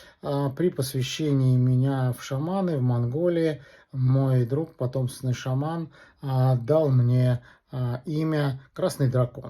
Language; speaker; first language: Russian; native; Russian